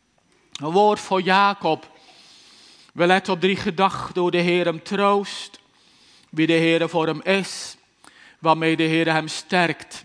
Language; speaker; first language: Dutch; native; Dutch